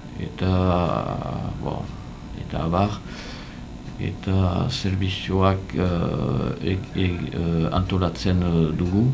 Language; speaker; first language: Basque; non-native, learner; French